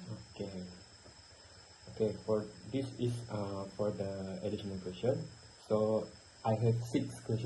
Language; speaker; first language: English; non-native, learner; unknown